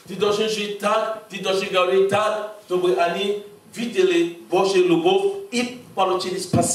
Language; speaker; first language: Russian; non-native, fluent; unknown